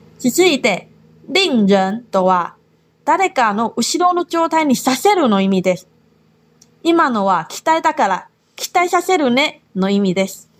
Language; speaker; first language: Japanese; non-native, fluent; Chinese